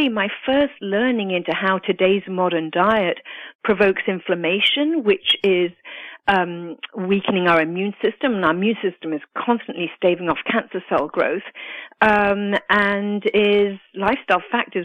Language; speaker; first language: English; native; English